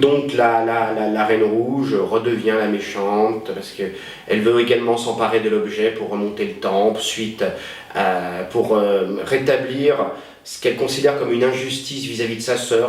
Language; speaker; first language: French; native; French